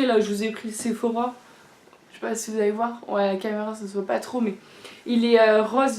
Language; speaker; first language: French; native; French